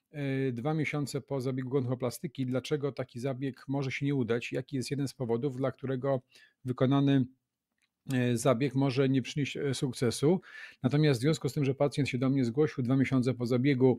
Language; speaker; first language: Polish; native; Polish